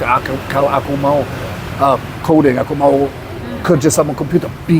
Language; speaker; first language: Indonesian; non-native, learner; English